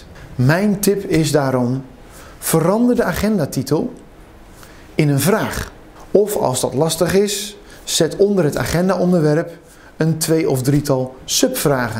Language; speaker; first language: Dutch; native; Dutch